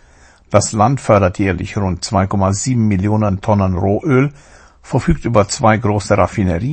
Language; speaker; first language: German; native; German